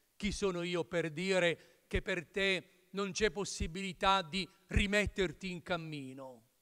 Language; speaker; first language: Italian; native; Italian